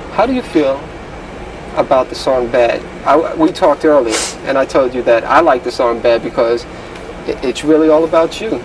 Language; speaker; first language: English; native; English